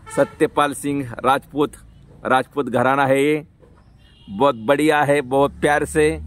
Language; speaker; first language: Hindi; non-native, local second language; Marathi